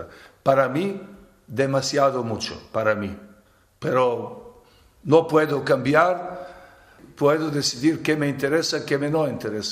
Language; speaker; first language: Spanish; non-native, fluent; Serbian